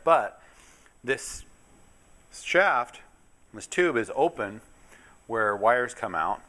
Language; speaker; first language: English; native; English